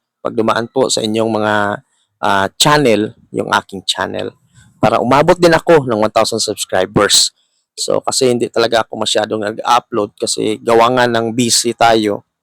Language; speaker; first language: Filipino; non-native, local second language; Hiligaynon